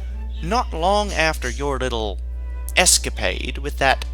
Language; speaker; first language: English; native; English